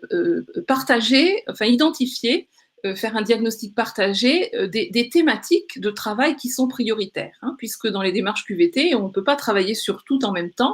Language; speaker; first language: French; native; French